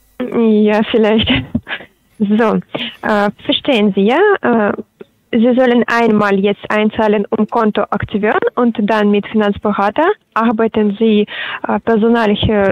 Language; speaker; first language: German; non-native, learner; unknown